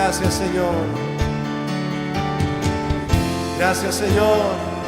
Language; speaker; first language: Spanish; native; Spanish